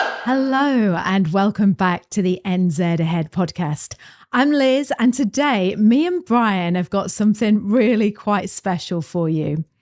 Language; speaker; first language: English; native; English